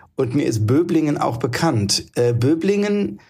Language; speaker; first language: German; native; German